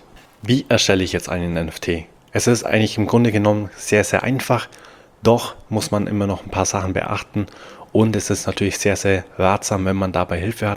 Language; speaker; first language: German; native; German